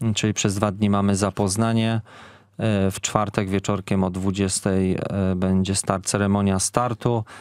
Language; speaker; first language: Polish; native; Polish